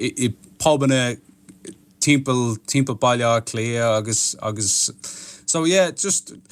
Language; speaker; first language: Irish; non-native, local second language; English